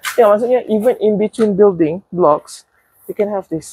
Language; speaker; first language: English; non-native, local second language; Malay